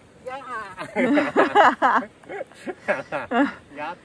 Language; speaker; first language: Japanese; native; Japanese